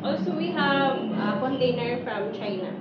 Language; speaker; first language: English; non-native, learner; Filipino